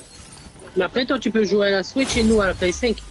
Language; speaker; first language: French; native; French